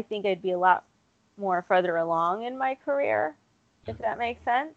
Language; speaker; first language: English; native; English